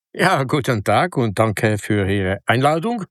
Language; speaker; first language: German; non-native, local second language; French